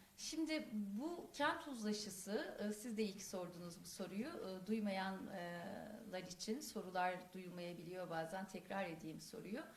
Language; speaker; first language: Turkish; non-native, local second language; Kurdish